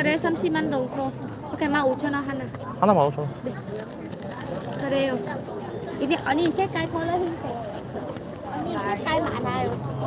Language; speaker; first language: Korean; non-native, learner; Vietnamese